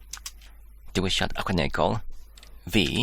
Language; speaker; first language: Welsh; non-native, learner; English